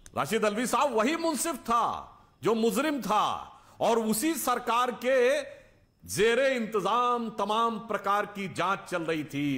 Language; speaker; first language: Hindi; native; Hindi